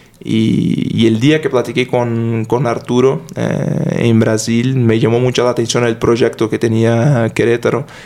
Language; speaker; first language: Spanish; non-native, fluent; Portuguese